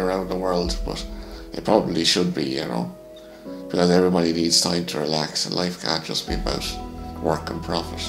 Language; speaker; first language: English; native; English